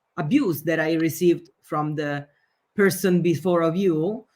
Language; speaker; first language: English; non-native, fluent; Italian